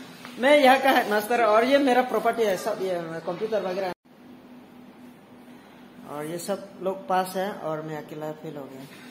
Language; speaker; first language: Hindi; non-native, local second language; Kok Borok